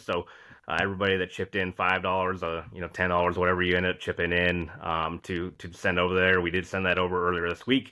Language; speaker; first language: English; native; English